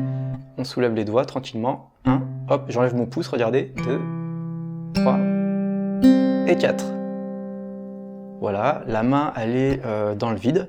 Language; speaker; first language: French; native; French